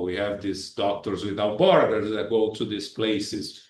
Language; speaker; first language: English; non-native, fluent; Portuguese